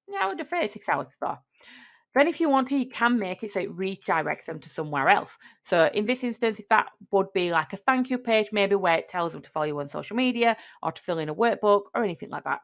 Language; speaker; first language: English; native; English